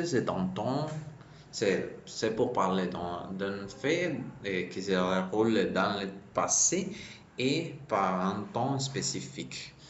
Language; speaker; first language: French; non-native, fluent; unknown